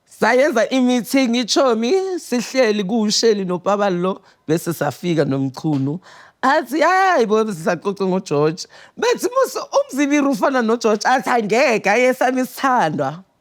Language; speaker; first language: Zulu; native; Zulu